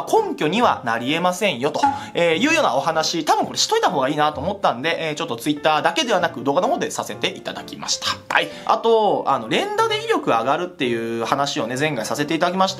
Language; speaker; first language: Japanese; native; Japanese